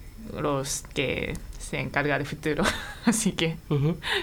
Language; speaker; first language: Spanish; non-native, fluent; Japanese